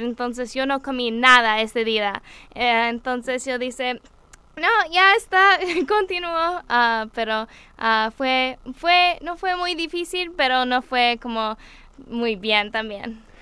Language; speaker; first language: Spanish; non-native, learner; English